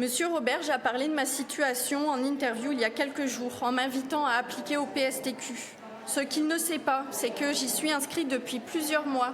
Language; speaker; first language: French; native; French